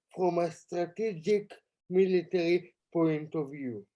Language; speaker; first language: English; non-native, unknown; Hebrew